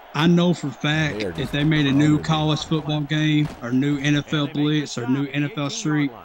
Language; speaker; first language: English; native; English